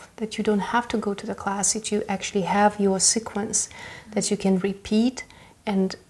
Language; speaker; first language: English; early bilingual, other home language; Russian